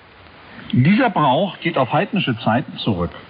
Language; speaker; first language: German; native; German